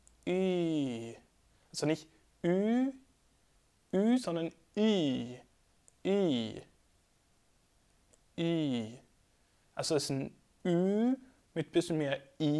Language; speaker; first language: German; non-native, fluent; Swedish